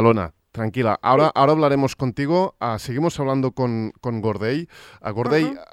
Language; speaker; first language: Spanish; non-native, local second language; Catalan